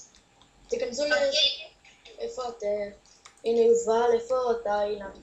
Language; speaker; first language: Hebrew; native; Hebrew